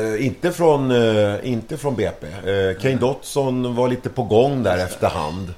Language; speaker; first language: Swedish; early bilingual, other home language; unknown